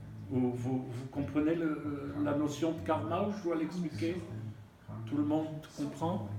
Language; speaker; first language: French; native; French